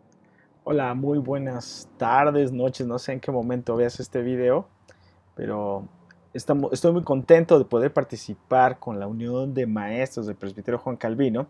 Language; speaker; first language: Spanish; native; Spanish